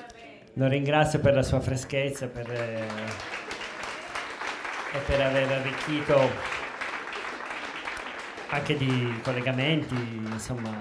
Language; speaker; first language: Italian; native; Italian